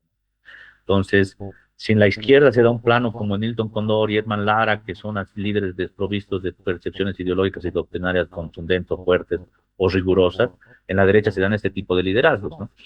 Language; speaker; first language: Spanish; native; Spanish